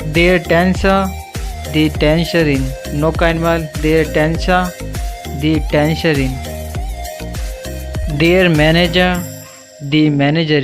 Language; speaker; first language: German; non-native, learner; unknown